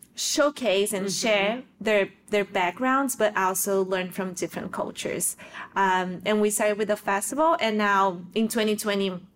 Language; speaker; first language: English; non-native, fluent; Portuguese